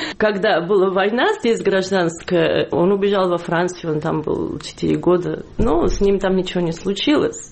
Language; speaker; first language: Russian; non-native, fluent; Catalan